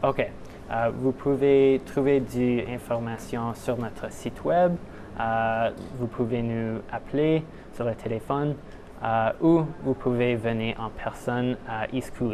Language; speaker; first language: French; non-native, local second language; English